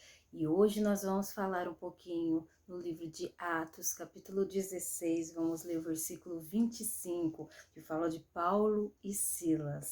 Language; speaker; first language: Portuguese; native; Portuguese